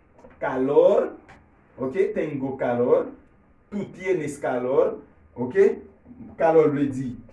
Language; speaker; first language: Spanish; non-native, learner; Haitian Creole